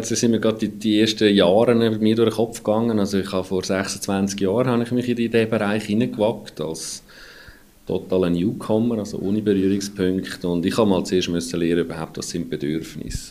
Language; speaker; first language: German; native; German